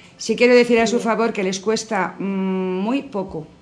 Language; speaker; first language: Spanish; native; Spanish